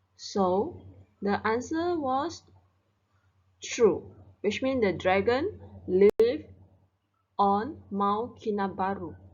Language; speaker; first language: English; non-native, local second language; Chinese